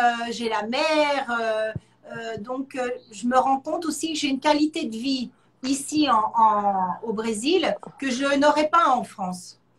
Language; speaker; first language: French; native; French